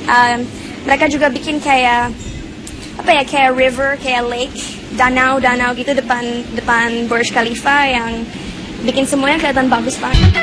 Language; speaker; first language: Indonesian; non-native, local second language; English